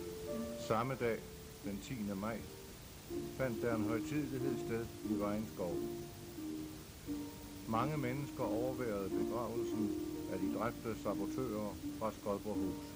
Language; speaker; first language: Danish; native; Danish